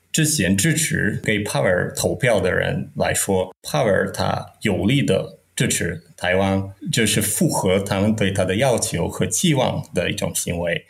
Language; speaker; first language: Chinese; non-native, fluent; Czech